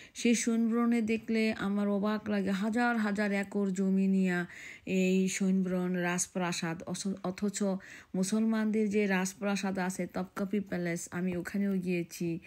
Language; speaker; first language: Bangla; early bilingual, heritage; Bangla